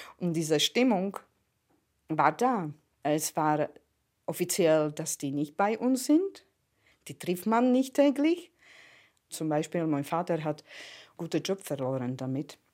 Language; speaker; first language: German; non-native, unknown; Slovak